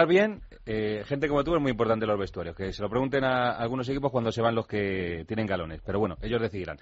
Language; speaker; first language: Spanish; native; Spanish